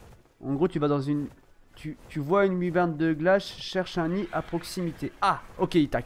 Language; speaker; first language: French; native; French